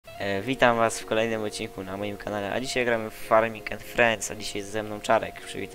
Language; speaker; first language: Polish; native; Polish